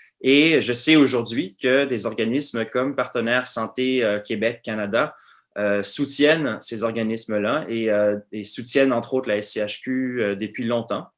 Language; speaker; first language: French; native; French